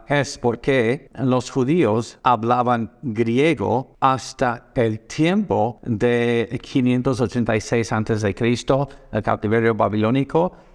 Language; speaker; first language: Spanish; non-native, fluent; English